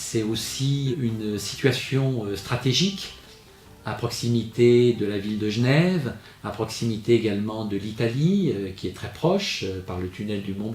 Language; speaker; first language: French; native; French